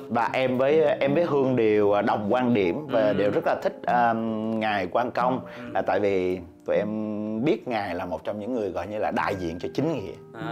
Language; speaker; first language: Vietnamese; native; Vietnamese